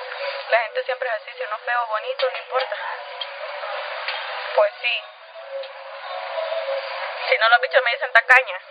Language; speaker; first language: Spanish; native; Spanish